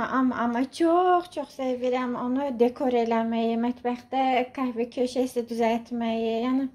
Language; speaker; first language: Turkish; non-native, learner; Azerbaijani